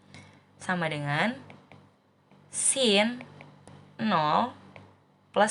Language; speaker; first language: Indonesian; native; Indonesian